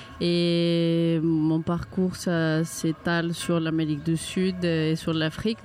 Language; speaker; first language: French; non-native, fluent; Spanish